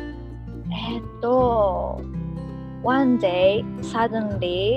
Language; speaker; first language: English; non-native, learner; Japanese